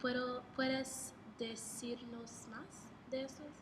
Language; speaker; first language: Spanish; non-native, learner; English